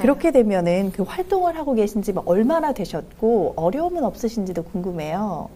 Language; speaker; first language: Korean; native; Korean